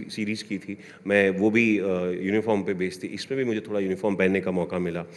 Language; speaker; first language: Hindi; native; Hindi